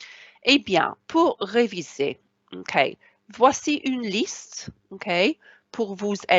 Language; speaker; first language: French; non-native, fluent; Welsh